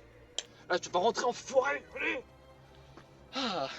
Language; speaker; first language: French; native; French